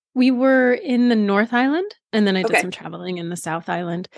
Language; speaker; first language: English; native; English